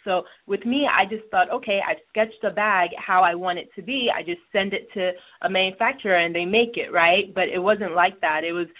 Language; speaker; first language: English; non-native, local second language; Yoruba